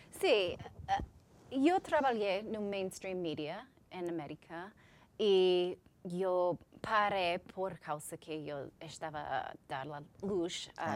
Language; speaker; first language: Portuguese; non-native, learner; English